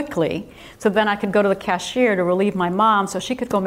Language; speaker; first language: English; early bilingual, other home language; Spanish